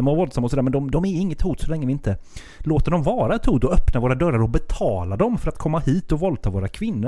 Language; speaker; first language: Swedish; native; Swedish